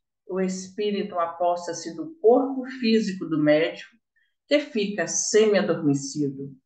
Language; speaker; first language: Portuguese; native; Portuguese